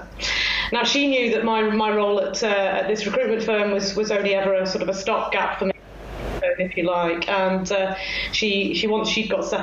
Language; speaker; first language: English; native; English